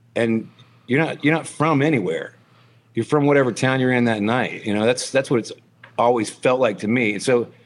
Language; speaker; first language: English; native; English